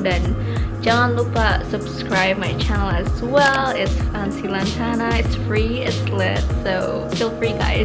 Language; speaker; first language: English; non-native, fluent; Indonesian